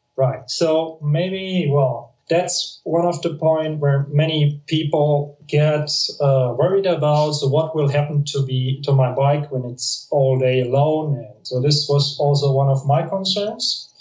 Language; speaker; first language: English; non-native, fluent; German